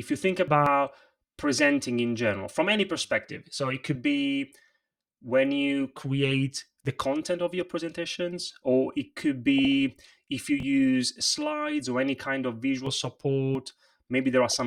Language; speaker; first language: English; non-native, fluent; Italian